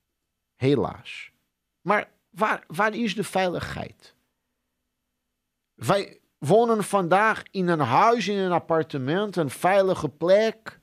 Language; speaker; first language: Dutch; non-native, fluent; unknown